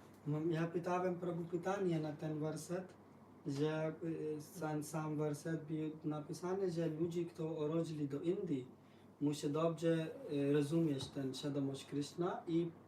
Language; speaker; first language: Polish; non-native, learner; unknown